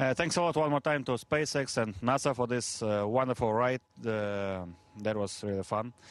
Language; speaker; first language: English; non-native, fluent; Russian